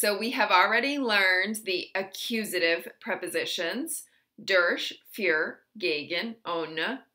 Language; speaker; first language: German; non-native, fluent; English